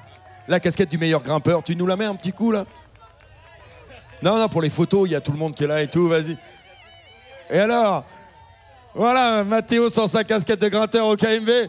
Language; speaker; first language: French; native; French